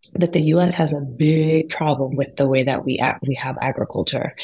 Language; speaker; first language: English; native; English